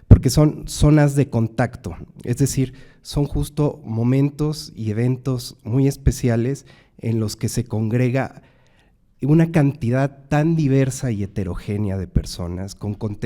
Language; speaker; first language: Spanish; native; Spanish